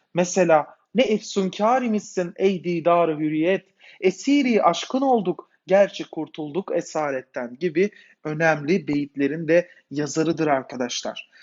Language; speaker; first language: Turkish; native; Turkish